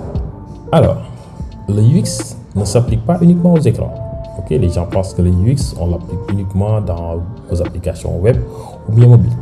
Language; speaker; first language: French; non-native, local second language; Wolof